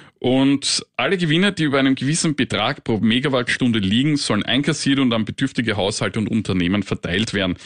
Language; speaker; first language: German; native; German